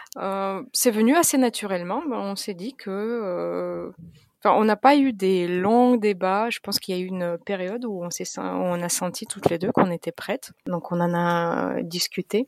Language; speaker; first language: French; non-native, fluent; Russian